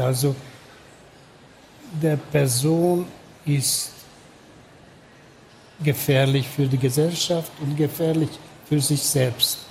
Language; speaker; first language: German; non-native, fluent; Hungarian